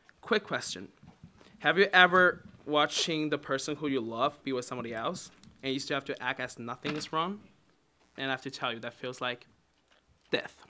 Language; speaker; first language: English; non-native, fluent; Chinese